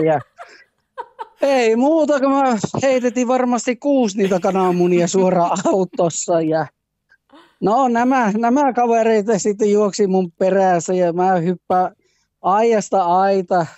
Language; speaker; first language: Finnish; early bilingual, heritage; Finnish